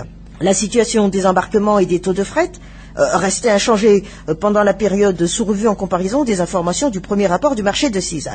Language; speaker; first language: French; non-native, local second language; Malagasy